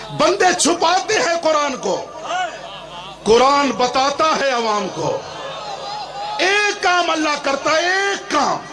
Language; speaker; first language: Urdu; non-native, local second language; Punjabi